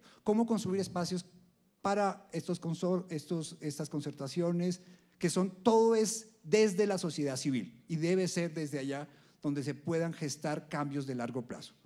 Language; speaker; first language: Spanish; native; Spanish